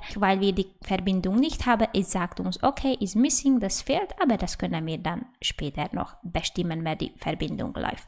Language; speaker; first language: German; non-native, fluent; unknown